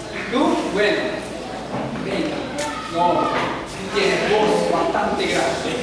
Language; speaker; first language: Spanish; non-native, learner; German